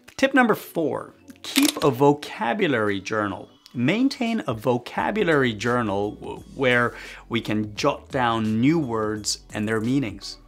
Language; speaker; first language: English; non-native, fluent; Chinese